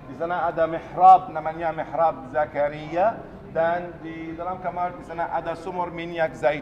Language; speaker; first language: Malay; non-native, learner; Arabic